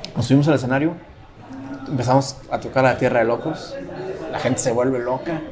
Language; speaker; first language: Spanish; native; Spanish